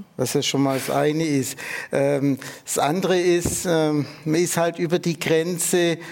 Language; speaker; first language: German; native; German